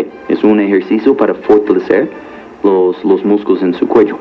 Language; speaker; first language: Spanish; non-native, learner; English